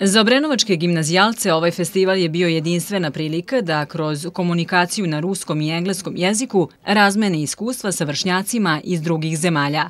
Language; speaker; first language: Serbian; native; Serbian